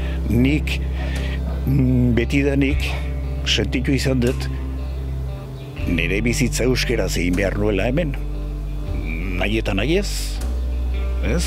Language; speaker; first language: Basque; early bilingual, other home language; Spanish